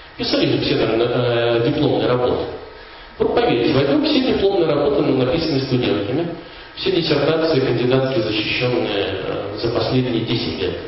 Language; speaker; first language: Russian; native; Russian